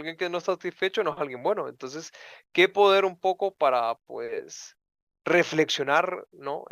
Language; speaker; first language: Spanish; native; Spanish